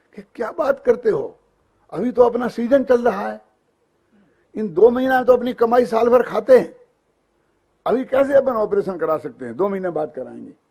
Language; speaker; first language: Hindi; native; Hindi